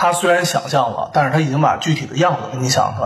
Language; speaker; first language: Chinese; native; Chinese